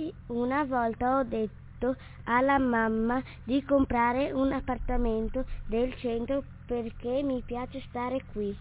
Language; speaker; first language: Italian; early bilingual, other home language; Kurdish